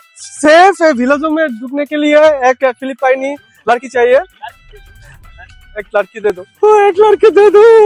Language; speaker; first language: Hindi; non-native, learner; Bangla